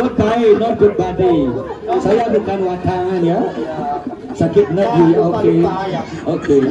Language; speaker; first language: Indonesian; non-native, learner; English